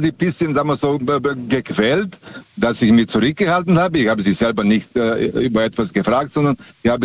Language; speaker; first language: German; native; German